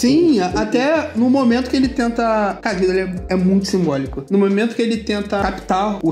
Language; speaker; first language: Portuguese; native; Portuguese